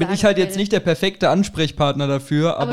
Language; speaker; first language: German; native; German